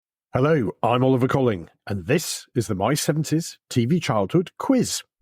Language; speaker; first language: English; native; English